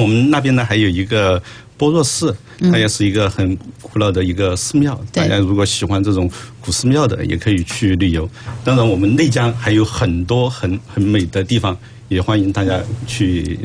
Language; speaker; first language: Chinese; native; Chinese